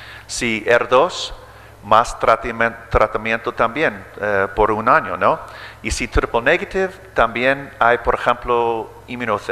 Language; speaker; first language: Spanish; early bilingual, heritage; English